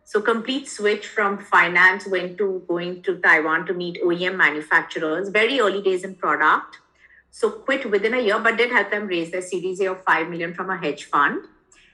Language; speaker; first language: English; non-native, local second language; Hindi